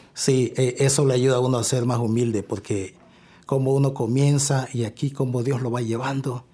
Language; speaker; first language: Spanish; native; Spanish